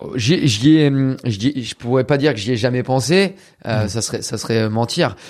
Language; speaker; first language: French; native; French